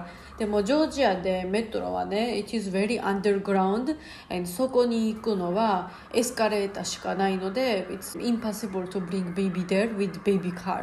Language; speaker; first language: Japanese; non-native, learner; Georgian